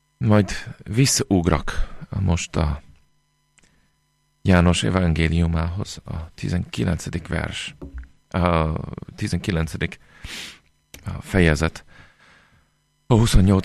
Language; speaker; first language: Hungarian; non-native, fluent; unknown